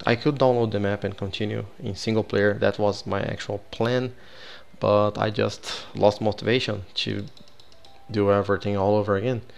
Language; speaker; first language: English; non-native, fluent; Portuguese